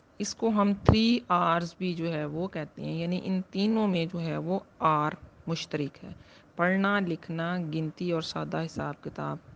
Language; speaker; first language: Urdu; non-native, local second language; Punjabi